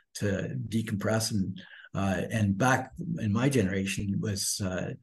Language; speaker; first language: English; native; English